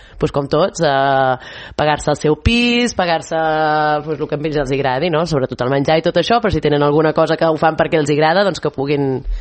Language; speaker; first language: Catalan; native; Catalan